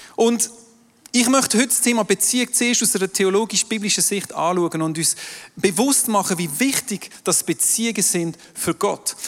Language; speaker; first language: German; non-native, local second language; French